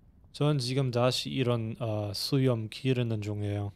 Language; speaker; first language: Korean; non-native, fluent; German